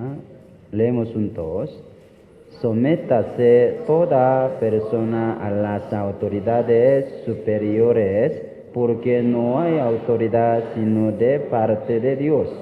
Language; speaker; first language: Spanish; non-native, fluent; Korean